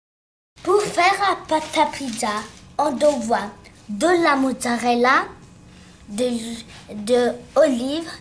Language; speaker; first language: French; non-native, learner; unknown